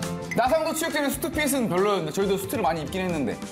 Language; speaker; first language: Korean; native; Korean